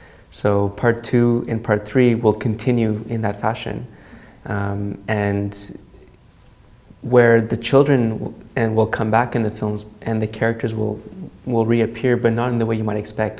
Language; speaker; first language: English; native; English